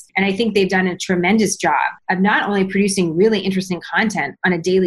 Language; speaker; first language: English; native; English